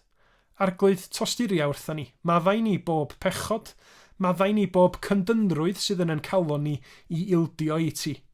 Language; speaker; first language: Welsh; native; Welsh